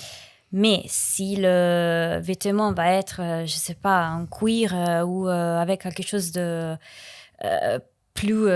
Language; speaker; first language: French; non-native, learner; Italian